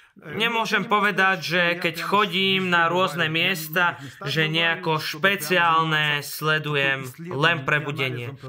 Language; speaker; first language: Slovak; non-native, fluent; Russian